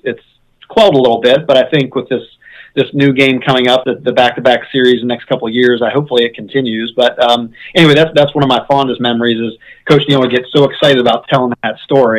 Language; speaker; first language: English; native; English